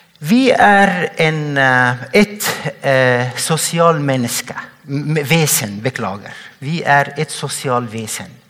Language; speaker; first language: Norwegian; non-native, fluent; Arabic